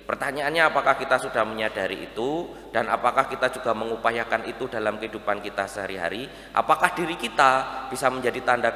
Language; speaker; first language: Indonesian; non-native, local second language; Javanese